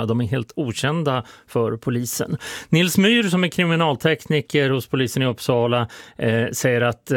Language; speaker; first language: Swedish; native; Swedish